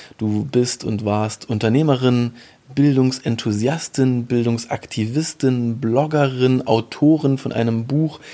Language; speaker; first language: German; native; German